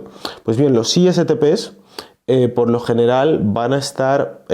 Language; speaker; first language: Spanish; native; Spanish